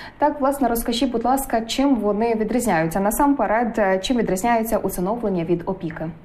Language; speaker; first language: Ukrainian; native; Ukrainian